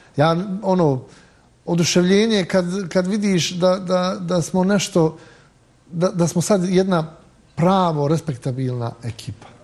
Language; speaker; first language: Serbian; native; Serbian